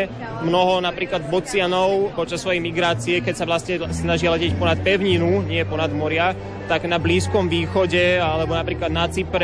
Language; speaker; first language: Slovak; native; Slovak